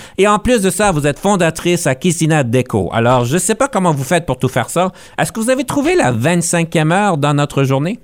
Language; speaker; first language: French; native; French